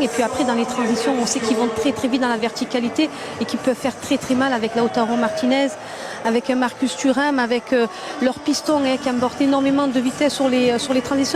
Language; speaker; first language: French; native; French